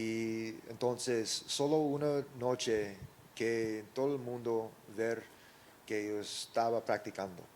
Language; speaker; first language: Spanish; early bilingual, heritage; English